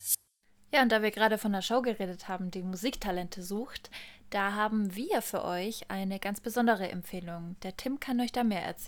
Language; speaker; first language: German; native; German